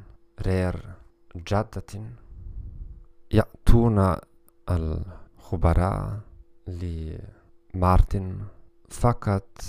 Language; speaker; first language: Arabic; non-native, learner; German